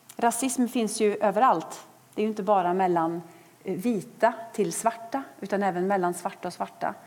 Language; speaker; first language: Swedish; native; Swedish